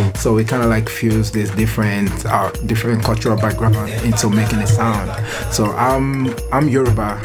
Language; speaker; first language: English; non-native, local second language; Yoruba